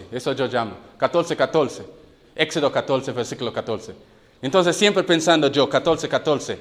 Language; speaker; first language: Spanish; non-native, learner; English